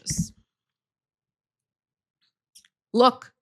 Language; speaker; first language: English; native; English